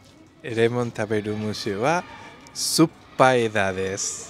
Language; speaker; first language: Japanese; non-native, learner; Spanish